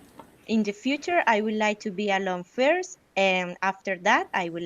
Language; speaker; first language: English; non-native, learner; Spanish